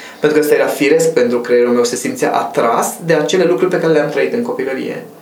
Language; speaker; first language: Romanian; non-native, local second language; Hungarian